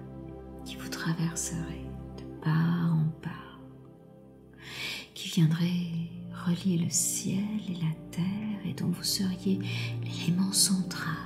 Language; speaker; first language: French; native; French